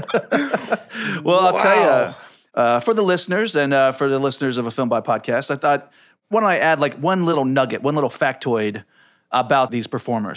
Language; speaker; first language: English; native; English